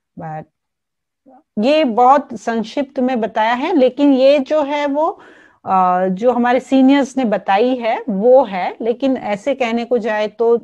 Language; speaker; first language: Hindi; non-native, local second language; Gujarati